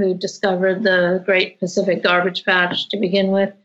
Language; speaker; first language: English; native; English